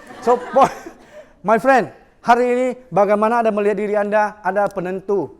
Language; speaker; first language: Malay; non-native, local second language; Chinese